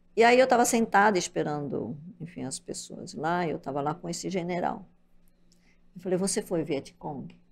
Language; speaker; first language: Portuguese; early bilingual, other home language; Japanese